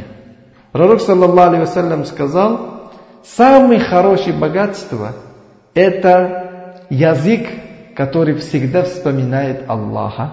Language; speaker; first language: Russian; non-native, learner; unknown